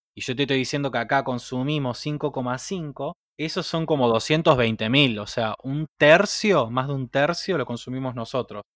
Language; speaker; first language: Spanish; native; Spanish